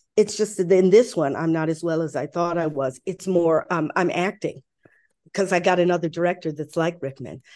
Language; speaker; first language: English; early bilingual, other home language; German